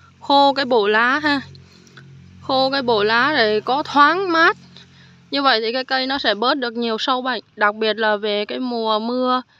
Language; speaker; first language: Vietnamese; native; Vietnamese